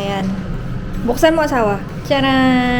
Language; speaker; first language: Filipino; native; Filipino